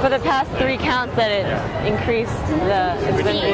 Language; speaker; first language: English; early bilingual, other home language; Chinese